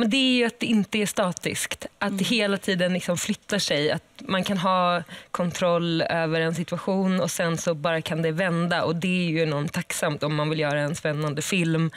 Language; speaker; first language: Swedish; native; Swedish